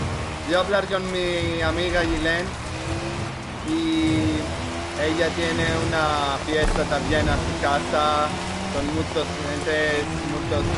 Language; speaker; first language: Spanish; non-native, learner; English